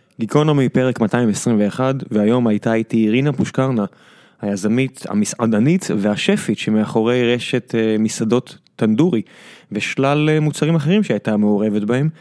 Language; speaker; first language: Hebrew; native; Hebrew